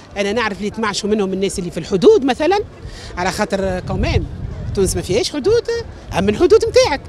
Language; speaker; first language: Arabic; native; Arabic